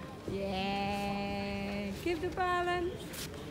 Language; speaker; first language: English; non-native, fluent; Indonesian